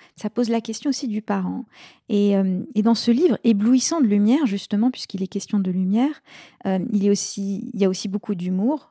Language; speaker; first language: French; native; French